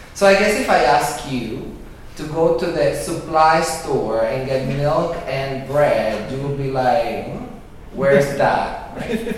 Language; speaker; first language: English; early bilingual, other home language; Spanish